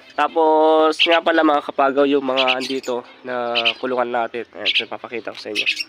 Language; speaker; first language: Filipino; native; Filipino